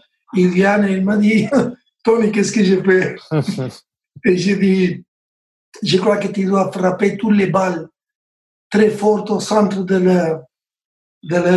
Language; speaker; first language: French; non-native, learner; Spanish